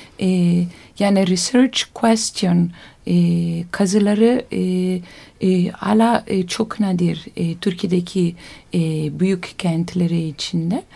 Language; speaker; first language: Turkish; non-native, learner; Italian